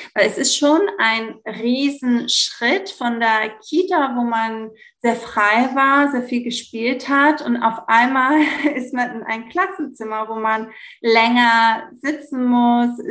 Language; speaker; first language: German; early bilingual, heritage; Greek